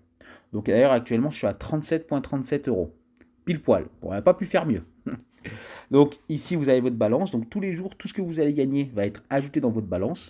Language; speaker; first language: French; native; French